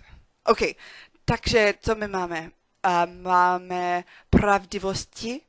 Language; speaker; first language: Czech; non-native, learner; English